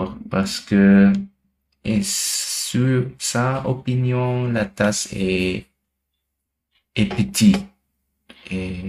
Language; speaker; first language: French; non-native, learner; German